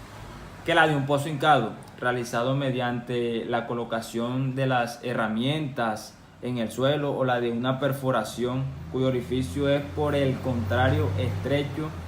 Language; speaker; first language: Spanish; native; Spanish